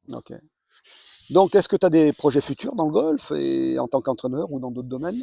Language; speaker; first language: French; native; French